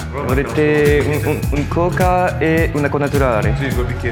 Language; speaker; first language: Italian; non-native, learner; French